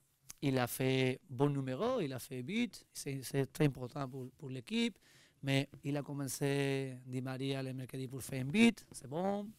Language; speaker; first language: French; non-native, learner; Spanish